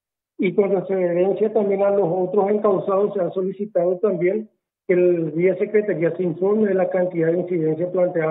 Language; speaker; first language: Spanish; native; Spanish